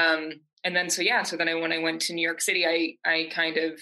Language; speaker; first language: English; native; English